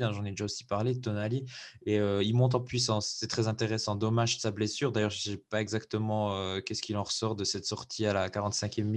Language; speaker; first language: French; native; French